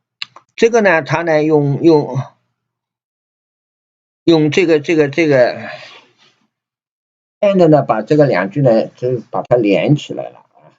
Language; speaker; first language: Chinese; native; Chinese